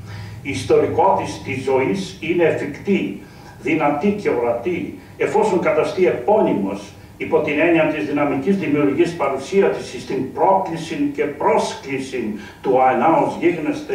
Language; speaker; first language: Greek; native; Greek